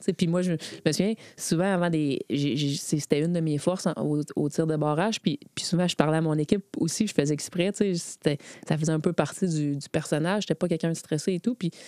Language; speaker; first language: French; native; French